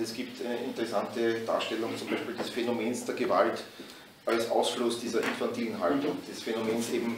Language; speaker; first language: German; native; German